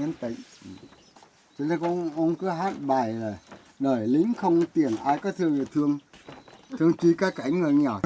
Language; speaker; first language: Vietnamese; native; Vietnamese